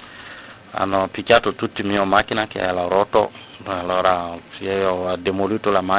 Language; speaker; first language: Italian; non-native, learner; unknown